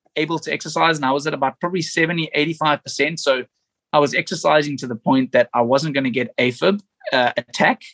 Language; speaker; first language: English; native; English